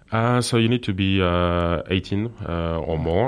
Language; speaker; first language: English; non-native, fluent; French